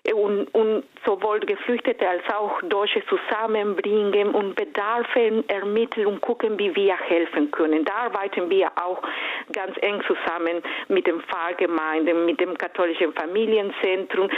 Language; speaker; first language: German; non-native, fluent; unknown